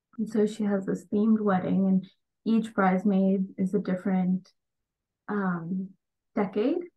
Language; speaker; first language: English; early bilingual, other home language; Bangla